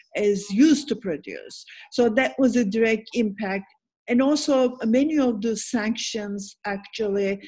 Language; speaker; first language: English; non-native, fluent; Turkish